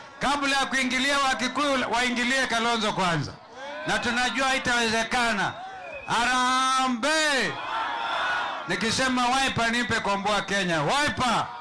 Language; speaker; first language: Swahili; non-native, local second language; Kamba